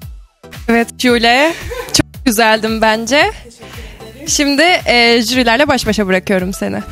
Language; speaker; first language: Turkish; native; Turkish